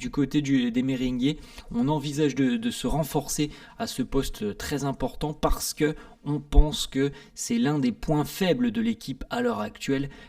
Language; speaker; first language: French; native; French